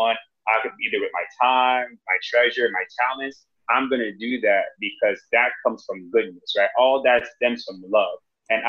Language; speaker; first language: English; native; English